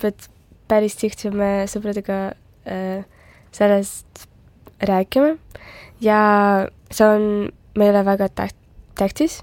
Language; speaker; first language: Estonian; non-native, local second language; Russian